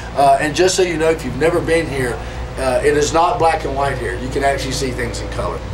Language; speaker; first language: English; native; English